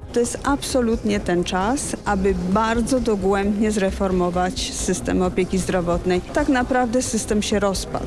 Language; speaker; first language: Polish; native; Polish